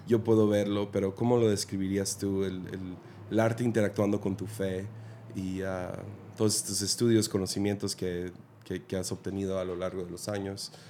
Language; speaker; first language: Spanish; native; Spanish